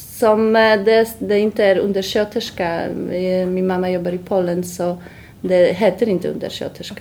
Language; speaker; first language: Swedish; non-native, learner; Polish